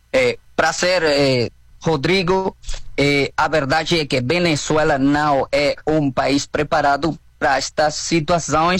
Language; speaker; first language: Portuguese; non-native, learner; Spanish